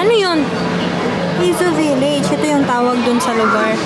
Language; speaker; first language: Filipino; native; Filipino